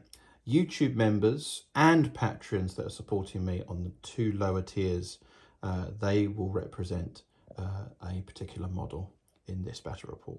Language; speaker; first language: English; native; English